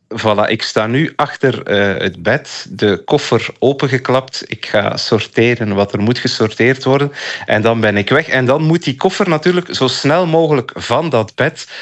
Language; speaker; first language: Dutch; native; Dutch